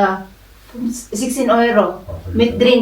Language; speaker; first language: German; non-native, learner; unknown